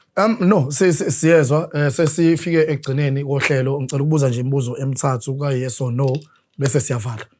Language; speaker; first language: Zulu; native; Zulu